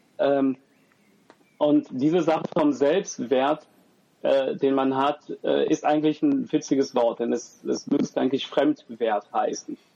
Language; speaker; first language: German; early bilingual, other home language; French